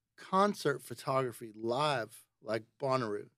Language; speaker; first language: English; native; English